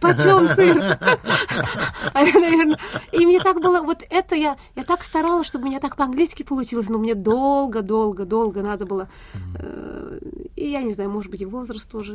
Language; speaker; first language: Russian; non-native, fluent; Pashto